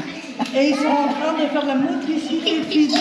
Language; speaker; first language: French; native; French